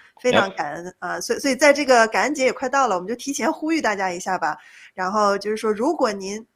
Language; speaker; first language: Chinese; native; Chinese